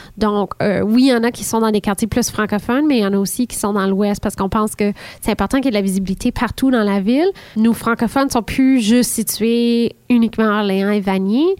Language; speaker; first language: French; native; French